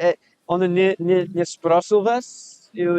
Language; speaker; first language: Russian; non-native, learner; English